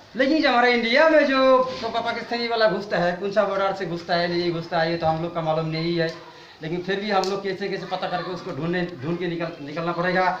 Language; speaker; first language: Hindi; non-native, local second language; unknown